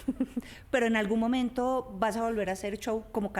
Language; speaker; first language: Spanish; native; Spanish